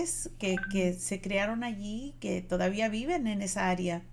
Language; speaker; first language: Spanish; native; Spanish